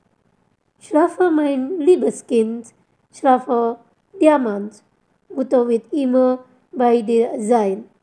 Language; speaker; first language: German; non-native, fluent; Indonesian